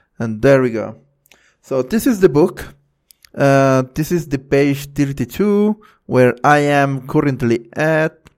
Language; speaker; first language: English; non-native, fluent; Spanish